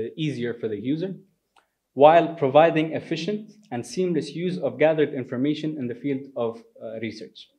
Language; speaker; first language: English; non-native, fluent; Arabic